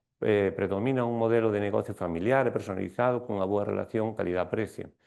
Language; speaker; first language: Galician; non-native, local second language; Spanish